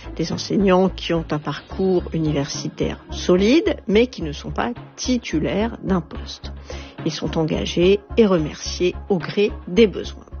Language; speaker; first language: French; native; French